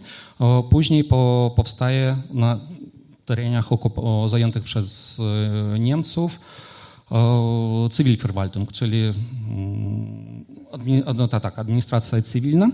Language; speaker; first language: Polish; non-native, fluent; Ukrainian